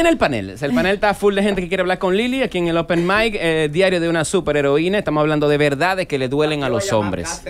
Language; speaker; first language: Spanish; native; Spanish